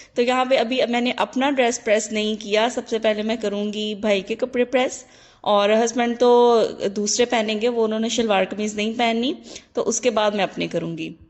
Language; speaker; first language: Urdu; native; Urdu